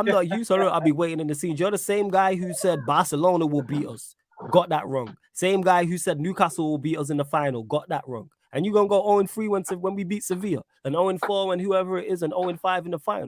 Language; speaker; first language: English; native; English